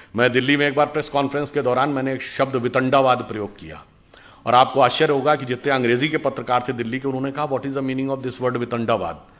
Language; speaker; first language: Hindi; native; Hindi